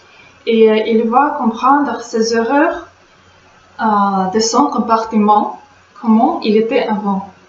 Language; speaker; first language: French; non-native, fluent; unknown